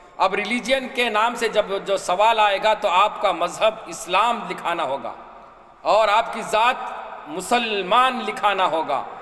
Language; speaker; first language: Urdu; native; Urdu